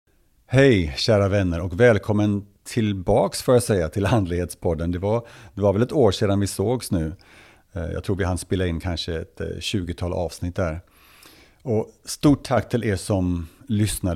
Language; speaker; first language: Swedish; native; Swedish